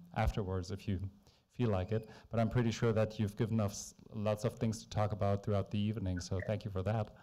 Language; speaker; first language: English; non-native, fluent; German